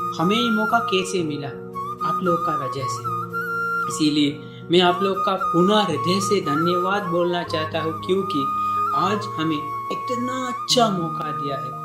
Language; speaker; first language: Hindi; non-native, learner; Sinhala